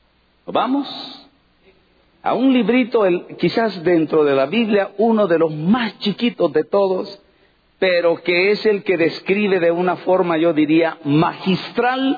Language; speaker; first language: Spanish; native; Spanish